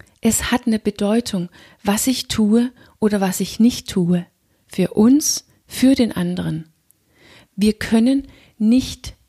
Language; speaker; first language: German; non-native, fluent; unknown